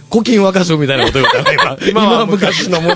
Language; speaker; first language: Japanese; native; Japanese